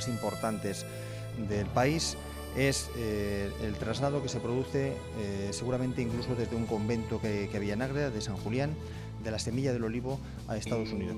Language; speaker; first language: Spanish; native; Spanish